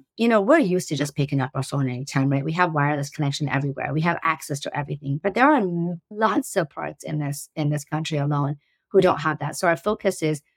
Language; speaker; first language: English; early bilingual, other home language; Persian